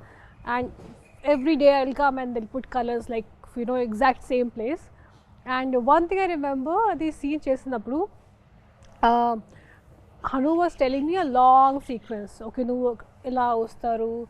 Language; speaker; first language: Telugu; non-native, fluent; Hindi